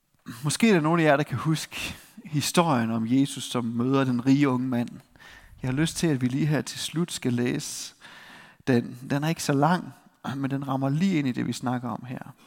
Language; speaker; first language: Danish; native; Danish